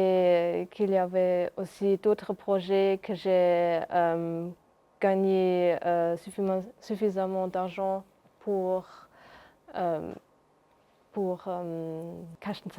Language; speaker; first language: French; non-native, local second language; Luxembourgish